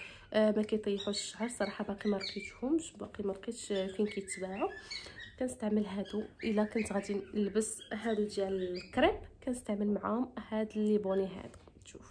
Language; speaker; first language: Arabic; native; Arabic